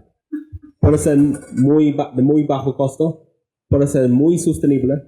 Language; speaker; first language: Spanish; non-native, fluent; English